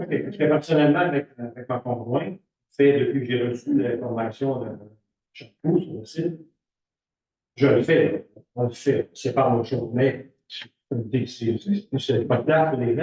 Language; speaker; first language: French; native; French